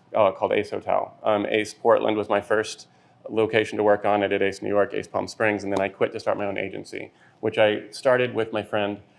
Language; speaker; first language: English; native; English